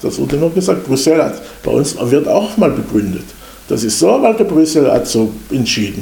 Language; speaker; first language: German; non-native, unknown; Hebrew